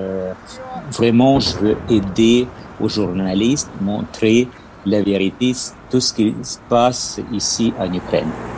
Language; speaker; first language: French; non-native, fluent; Ukrainian